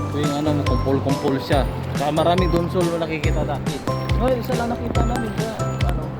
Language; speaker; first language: Filipino; non-native, local second language; Cebuano